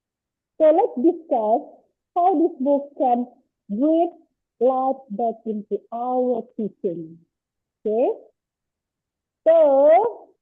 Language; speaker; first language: English; non-native, learner; Indonesian